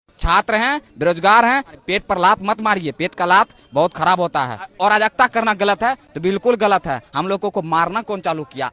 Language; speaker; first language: Hindi; native; Hindi